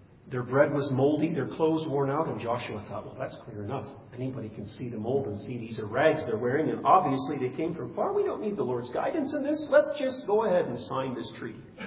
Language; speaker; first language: English; native; English